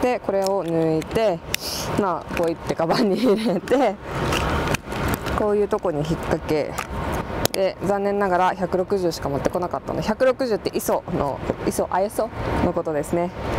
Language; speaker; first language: Japanese; early bilingual, heritage; Japanese